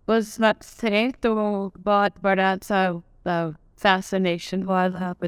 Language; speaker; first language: Urdu; non-native, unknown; English